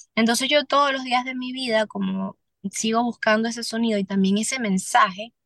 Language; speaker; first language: Spanish; native; Spanish